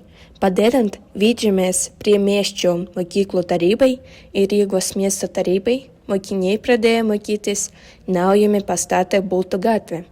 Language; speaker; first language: Lithuanian; early bilingual, heritage; Lithuanian